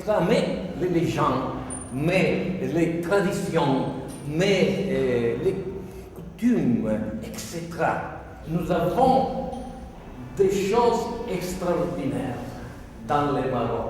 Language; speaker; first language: French; non-native, fluent; Italian